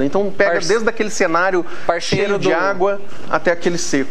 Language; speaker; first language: Portuguese; native; Portuguese